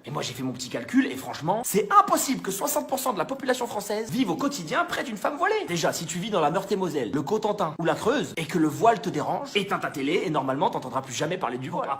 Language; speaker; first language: French; native; French